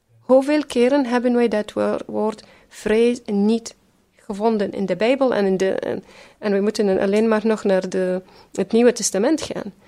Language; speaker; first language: Dutch; non-native, fluent; Syriac